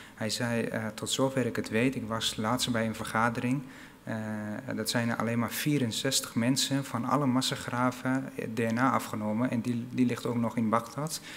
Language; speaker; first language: Dutch; non-native, fluent; Arabic